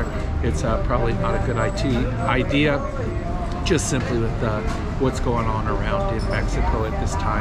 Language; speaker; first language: English; native; English